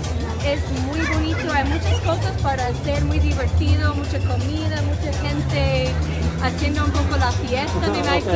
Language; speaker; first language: Spanish; non-native, fluent; English